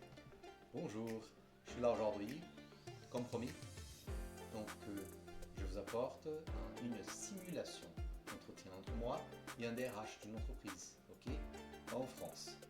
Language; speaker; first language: French; non-native, fluent; Portuguese